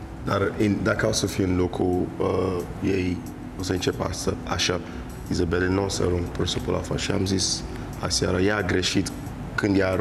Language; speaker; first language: Romanian; non-native, learner; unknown